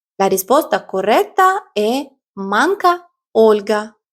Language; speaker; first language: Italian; non-native, fluent; Ukrainian